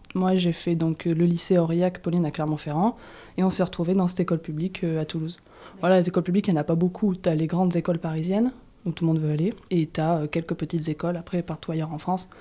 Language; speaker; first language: French; native; French